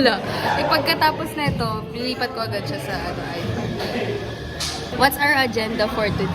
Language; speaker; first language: Filipino; native; Filipino